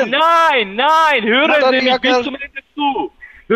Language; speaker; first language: German; non-native, fluent; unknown